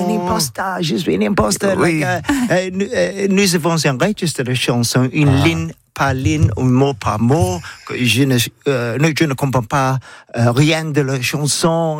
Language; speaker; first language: French; non-native, learner; English